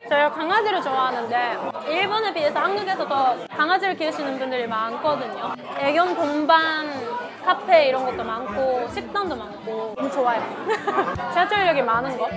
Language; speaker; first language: Korean; non-native, fluent; Japanese